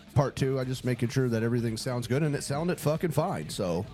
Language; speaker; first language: English; native; English